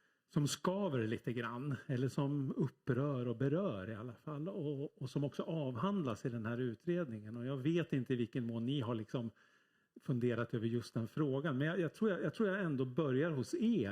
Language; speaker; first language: Swedish; native; Swedish